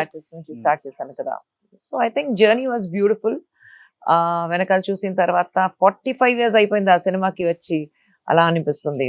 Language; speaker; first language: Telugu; non-native, fluent; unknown